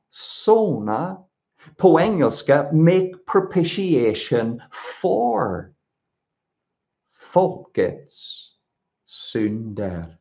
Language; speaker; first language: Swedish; non-native, fluent; English